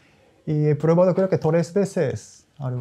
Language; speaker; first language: Spanish; non-native, learner; Japanese